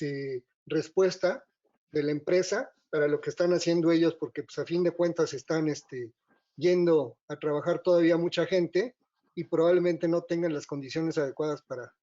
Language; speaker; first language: Spanish; native; Spanish